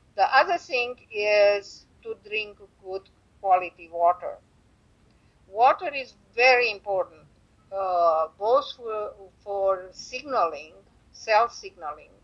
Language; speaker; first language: English; non-native, fluent; Romanian